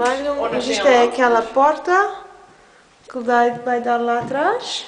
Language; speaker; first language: Portuguese; early bilingual, heritage; English